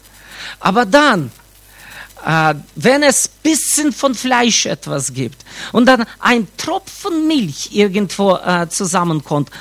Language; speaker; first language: German; non-native, fluent; Russian